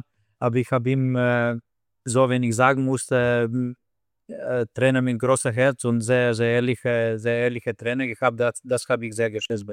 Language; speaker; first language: German; non-native, fluent; Slovenian